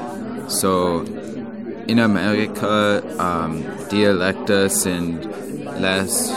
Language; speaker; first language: German; non-native, learner; English